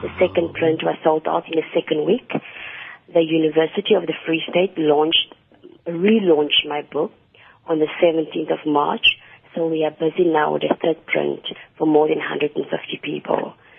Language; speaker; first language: English; non-native, local second language; Afrikaans